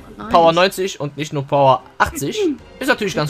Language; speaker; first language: German; native; German